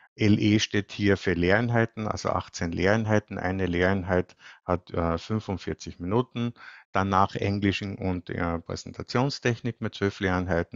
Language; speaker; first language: German; native; German